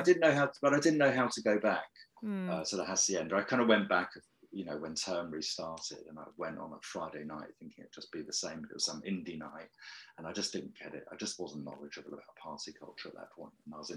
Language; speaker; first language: English; native; English